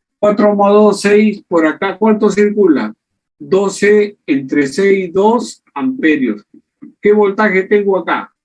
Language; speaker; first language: Spanish; native; Spanish